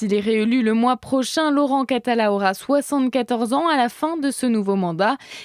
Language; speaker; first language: French; native; French